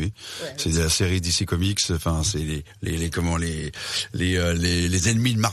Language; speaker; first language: French; native; French